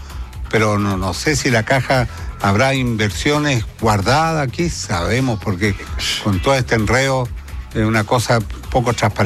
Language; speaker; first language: Spanish; native; Spanish